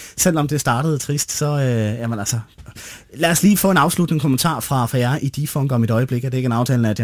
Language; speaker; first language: Danish; native; Danish